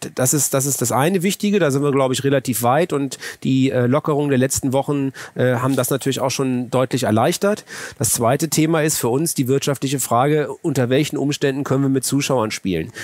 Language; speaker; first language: German; native; German